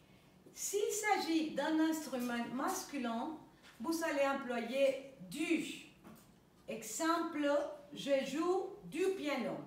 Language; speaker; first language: French; non-native, fluent; Spanish